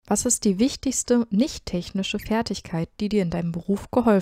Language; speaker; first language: German; native; German